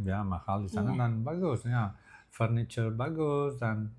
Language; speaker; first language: Indonesian; non-native, learner; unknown